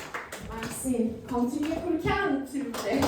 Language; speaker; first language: French; non-native, learner; Turkish